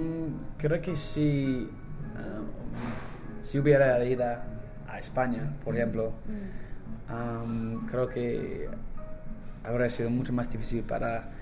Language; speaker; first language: Spanish; non-native, learner; English